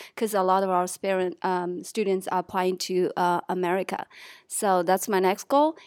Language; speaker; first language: English; non-native, fluent; Chinese